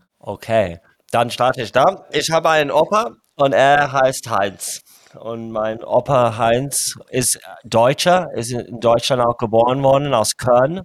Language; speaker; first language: German; early bilingual, heritage; English